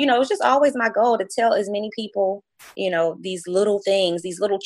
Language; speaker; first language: English; native; English